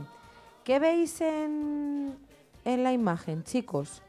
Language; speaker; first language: Spanish; native; Spanish